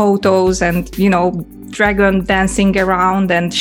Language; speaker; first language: English; non-native, fluent; Hungarian